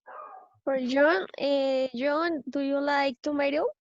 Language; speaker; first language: English; non-native, learner; Spanish